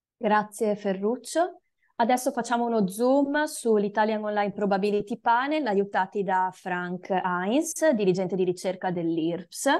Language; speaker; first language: Italian; native; Italian